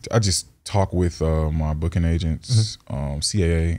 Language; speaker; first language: English; native; English